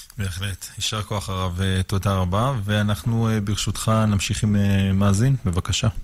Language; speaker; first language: Hebrew; native; Hebrew